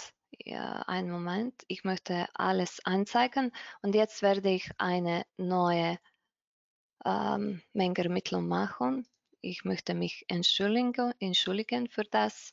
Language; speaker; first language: German; non-native, fluent; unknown